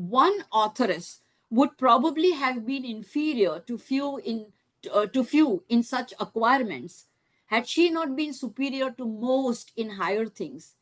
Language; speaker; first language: English; non-native, local second language; Gujarati